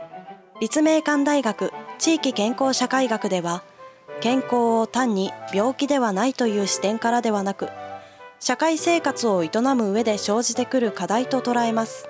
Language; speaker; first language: Japanese; native; Japanese